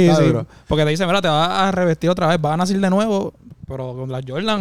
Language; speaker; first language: Spanish; native; Spanish